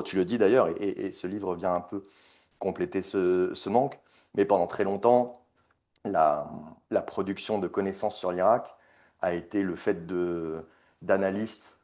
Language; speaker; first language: French; native; French